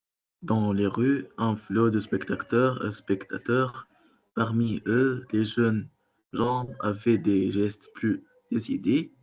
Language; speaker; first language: French; non-native, learner; Arabic